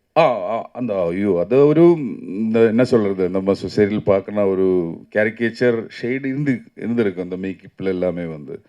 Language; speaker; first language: Tamil; non-native, learner; Malayalam